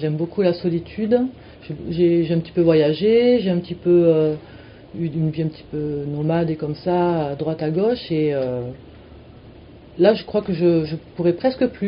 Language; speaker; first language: French; native; French